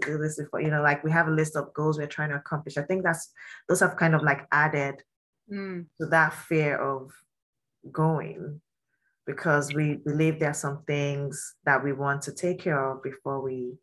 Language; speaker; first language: English; non-native, local second language; Yoruba